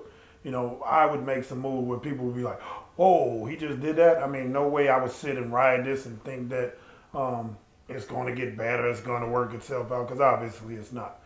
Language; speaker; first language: English; native; English